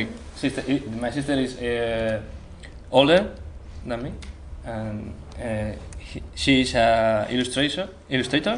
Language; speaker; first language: English; non-native, learner; Spanish